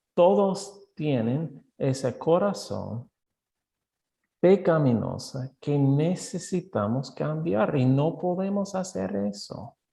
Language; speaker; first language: Spanish; non-native, fluent; English